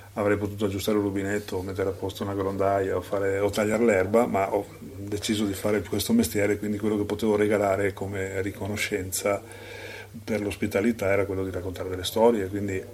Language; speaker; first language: Italian; native; Italian